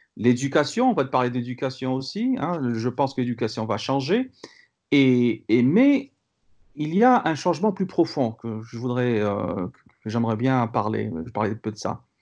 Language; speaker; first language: French; non-native, local second language; Kabyle